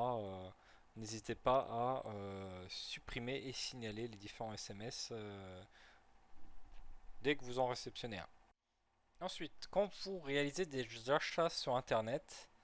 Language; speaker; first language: French; native; French